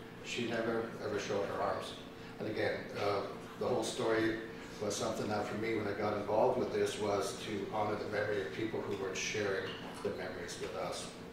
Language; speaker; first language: English; early bilingual, other home language; Ukrainian